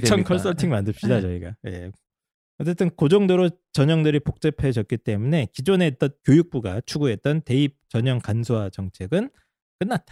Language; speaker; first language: Korean; native; Korean